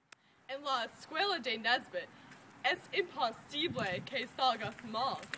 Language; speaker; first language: Spanish; non-native, learner; English